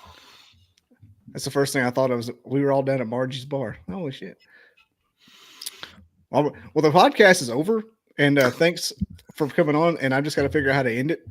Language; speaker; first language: English; native; English